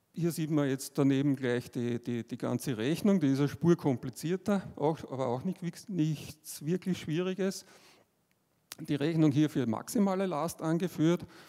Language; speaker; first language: German; native; German